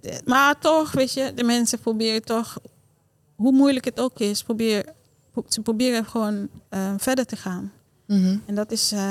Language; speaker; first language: Dutch; non-native, learner; Haitian Creole